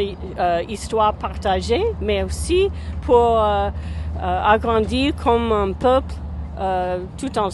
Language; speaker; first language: French; non-native, fluent; English